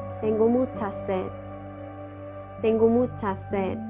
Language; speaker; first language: Spanish; non-native, fluent; Korean